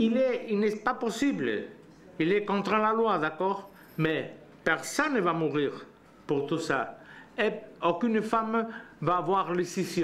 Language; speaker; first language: French; non-native, learner; Spanish